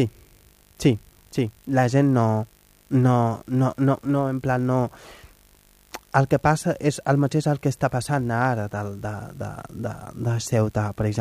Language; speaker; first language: Catalan; non-native, fluent; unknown